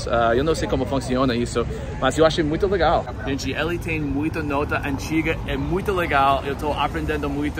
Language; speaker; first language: Portuguese; non-native, learner; English